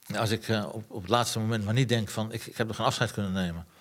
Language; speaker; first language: Dutch; native; Dutch